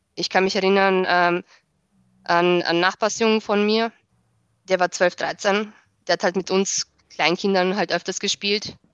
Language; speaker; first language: German; early bilingual, other home language; Bosnian